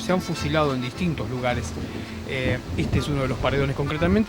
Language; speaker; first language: Spanish; native; Spanish